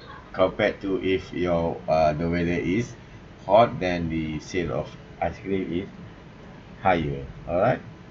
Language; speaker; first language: English; non-native, local second language; Malay